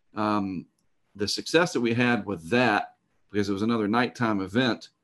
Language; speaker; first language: English; native; English